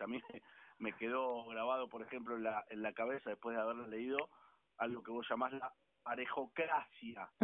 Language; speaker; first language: Spanish; native; Spanish